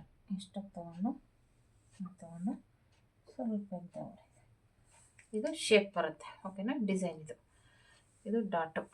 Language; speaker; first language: Kannada; native; Kannada